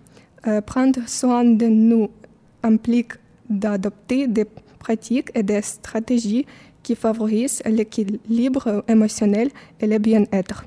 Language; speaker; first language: French; non-native, fluent; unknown